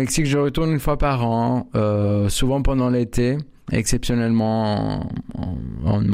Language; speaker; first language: French; non-native, fluent; Spanish